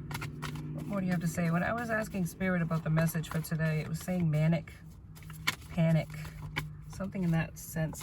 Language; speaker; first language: English; native; English